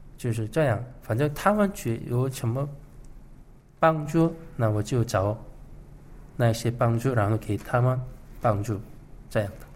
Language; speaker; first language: Chinese; non-native, fluent; Korean